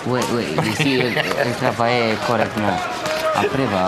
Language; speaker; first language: French; non-native, learner; Romanian